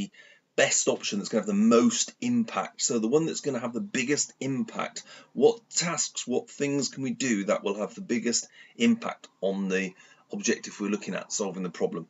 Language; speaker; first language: English; native; English